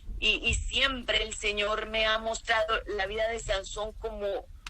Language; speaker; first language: Spanish; native; Spanish